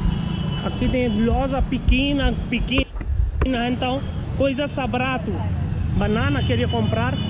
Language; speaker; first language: Portuguese; non-native, learner; Hindi